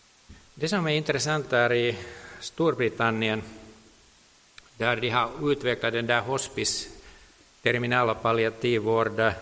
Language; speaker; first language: Swedish; non-native, local second language; Finnish